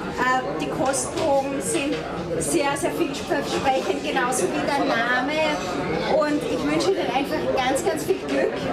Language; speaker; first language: German; native; German